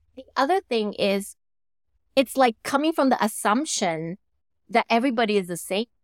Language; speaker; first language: English; non-native, fluent; Thai